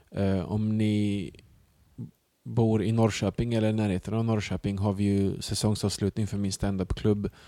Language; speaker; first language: Swedish; early bilingual, other home language; Bosnian